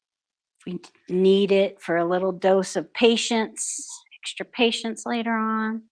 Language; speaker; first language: English; native; English